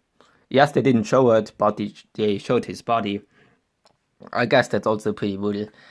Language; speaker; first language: English; non-native, fluent; German